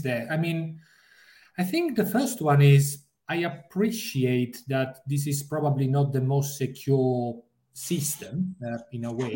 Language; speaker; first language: English; non-native, fluent; Italian